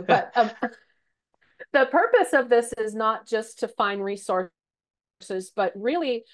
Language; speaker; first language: English; native; English